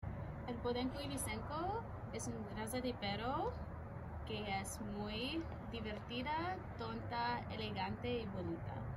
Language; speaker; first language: Spanish; non-native, learner; English